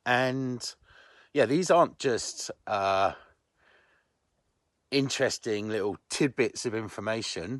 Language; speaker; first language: English; native; English